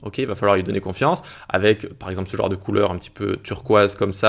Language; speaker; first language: French; native; French